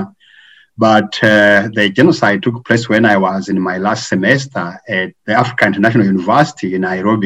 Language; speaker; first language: English; non-native, local second language; Kinyarwanda